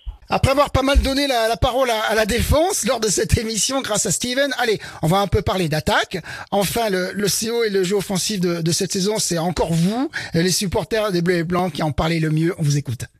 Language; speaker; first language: French; native; French